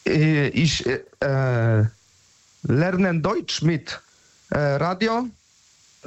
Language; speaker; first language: German; non-native, learner; Polish